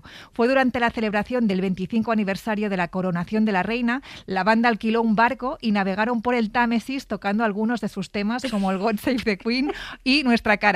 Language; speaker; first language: Spanish; native; Spanish